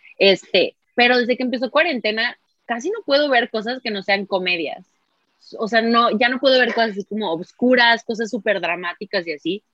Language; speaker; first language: Spanish; native; Spanish